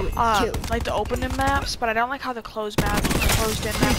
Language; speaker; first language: English; native; English